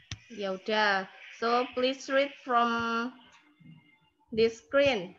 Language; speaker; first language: English; non-native, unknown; Indonesian